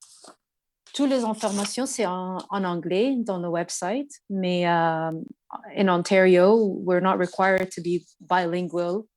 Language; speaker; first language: French; non-native, learner; English